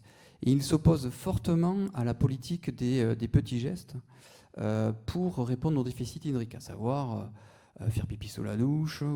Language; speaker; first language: French; native; French